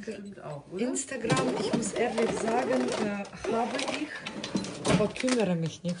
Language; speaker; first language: German; non-native, fluent; Russian